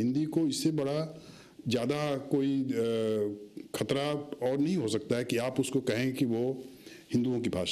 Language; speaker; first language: Hindi; native; Hindi